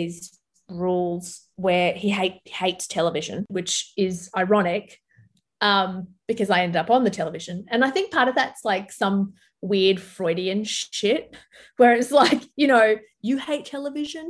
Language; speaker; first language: English; early bilingual, other home language; Arabic